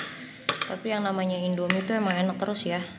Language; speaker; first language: Indonesian; native; Indonesian